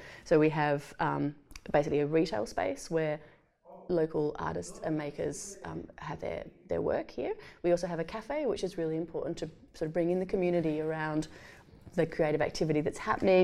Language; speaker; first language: English; native; English